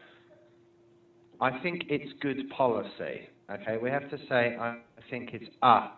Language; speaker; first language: English; non-native, fluent; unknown